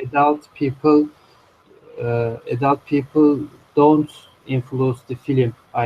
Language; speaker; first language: English; non-native, learner; Turkish